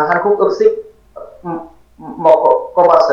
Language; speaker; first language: Korean; non-native, learner; Vietnamese